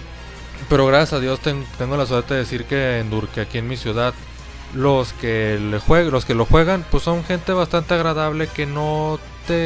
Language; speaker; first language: Spanish; native; Spanish